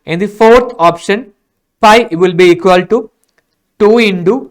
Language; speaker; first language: English; non-native, local second language; Malayalam